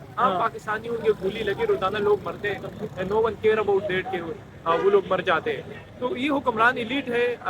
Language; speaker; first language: Urdu; non-native, local second language; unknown